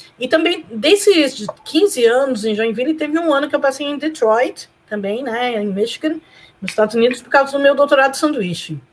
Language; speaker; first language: Portuguese; early bilingual, other home language; Spanish